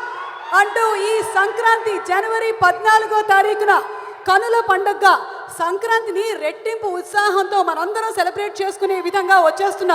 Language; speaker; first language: Telugu; native; Telugu